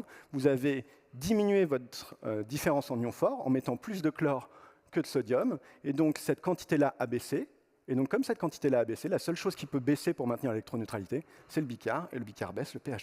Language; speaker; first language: French; native; French